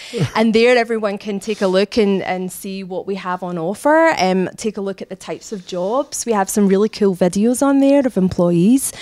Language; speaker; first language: English; native; English